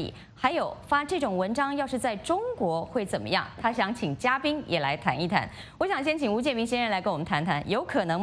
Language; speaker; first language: Chinese; native; Chinese